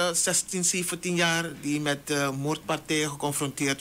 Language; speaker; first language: Dutch; native; Dutch